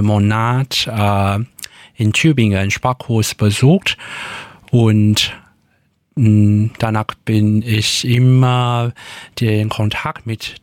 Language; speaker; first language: German; non-native, learner; Chinese